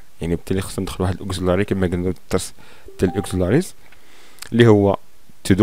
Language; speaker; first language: Arabic; native; Arabic